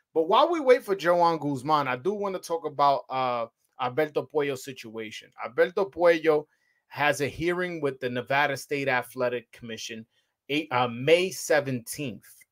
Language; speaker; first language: English; early bilingual, other home language; Spanish